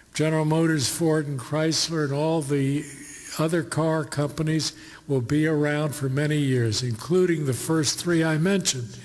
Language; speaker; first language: English; native; English